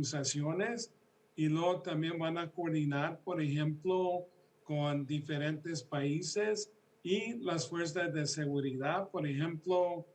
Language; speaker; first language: Spanish; early bilingual, heritage; Spanish